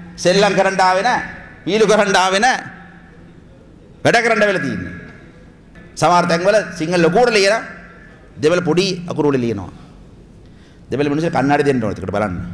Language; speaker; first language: Sinhala; non-native, local second language; Tamil